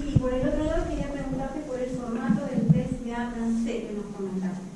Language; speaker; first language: Spanish; native; Spanish